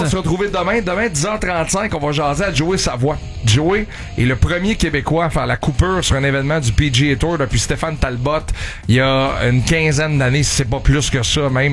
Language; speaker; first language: French; native; French